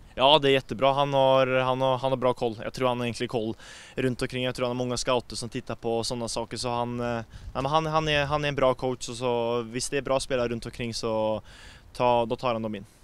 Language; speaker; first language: Swedish; non-native, fluent; Norwegian